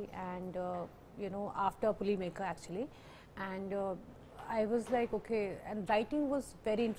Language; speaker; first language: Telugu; non-native, local second language; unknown